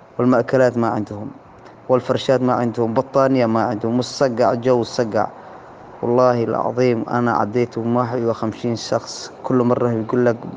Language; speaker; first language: Arabic; non-native, local second language; Somali